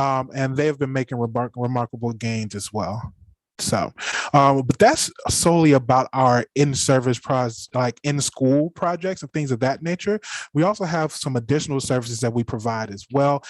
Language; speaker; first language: English; native; English